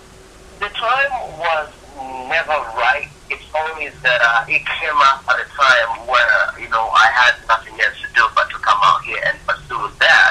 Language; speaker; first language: English; non-native, local second language; Ganda